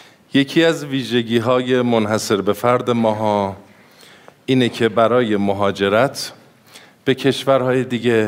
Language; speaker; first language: Persian; native; Persian